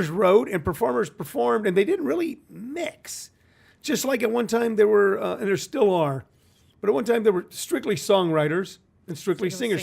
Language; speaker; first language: English; native; English